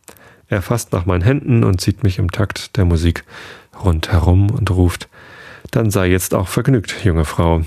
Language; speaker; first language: German; native; German